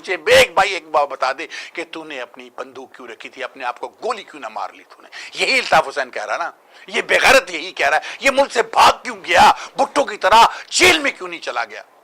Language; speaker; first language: Urdu; native; Urdu